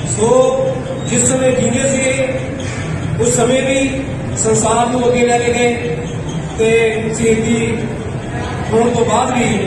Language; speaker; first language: Hindi; non-native, local second language; Punjabi